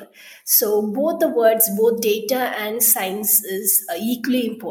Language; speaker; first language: English; non-native, local second language; Tamil